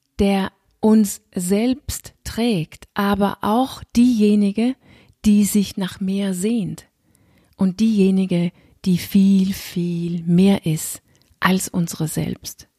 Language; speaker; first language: German; non-native, fluent; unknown